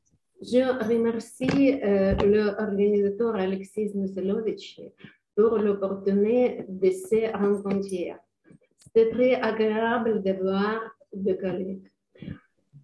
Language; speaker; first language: French; non-native, learner; Ukrainian